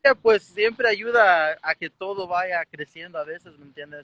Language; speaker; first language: Spanish; early bilingual, heritage; Spanish